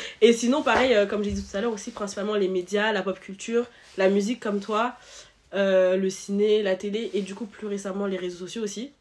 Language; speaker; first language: French; early bilingual, other home language; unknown